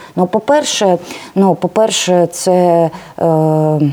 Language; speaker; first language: Ukrainian; non-native, local second language; Russian